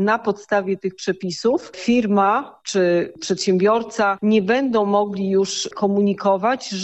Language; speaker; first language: Polish; native; Polish